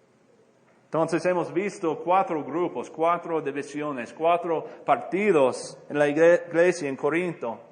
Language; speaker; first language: Spanish; non-native, fluent; English